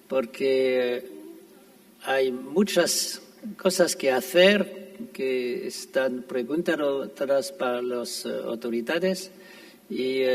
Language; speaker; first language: Spanish; non-native, fluent; French